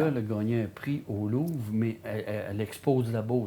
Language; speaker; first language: French; native; French